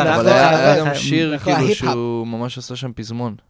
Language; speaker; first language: Hebrew; native; Hebrew